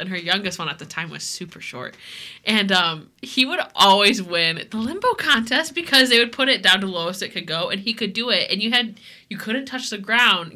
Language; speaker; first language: English; native; English